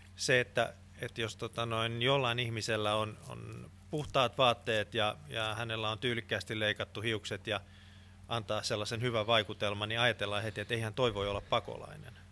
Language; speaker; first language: Finnish; non-native, local second language; Swedish